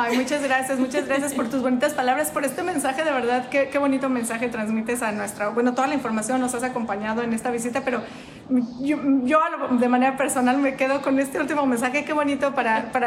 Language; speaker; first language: Spanish; native; Spanish